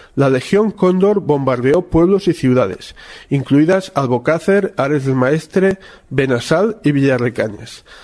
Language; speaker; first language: Spanish; native; Spanish